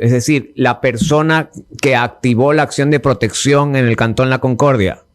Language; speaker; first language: Spanish; native; Spanish